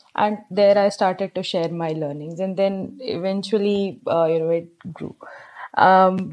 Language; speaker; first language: English; non-native, local second language; Hindi